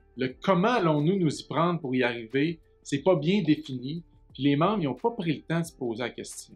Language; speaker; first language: French; native; French